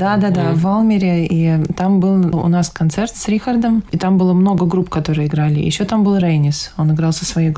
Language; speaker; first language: Russian; native; Russian